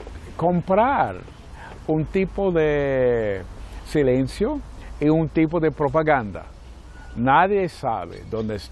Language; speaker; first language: Spanish; non-native, fluent; Portuguese